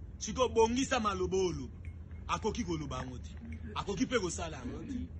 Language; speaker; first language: Lingala; native; Lingala